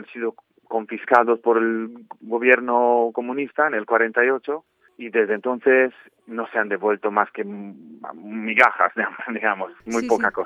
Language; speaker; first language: Spanish; non-native, fluent; Romanian